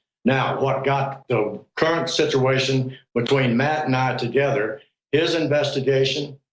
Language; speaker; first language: English; native; English